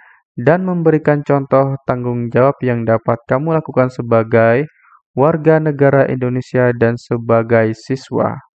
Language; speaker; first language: Indonesian; native; Indonesian